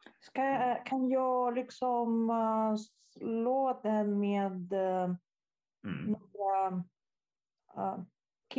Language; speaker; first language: Swedish; non-native, fluent; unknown